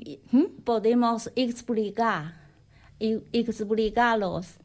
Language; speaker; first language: Spanish; non-native, learner; Chinese